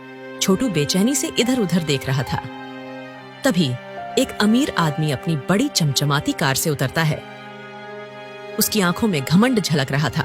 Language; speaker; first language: Hindi; native; Hindi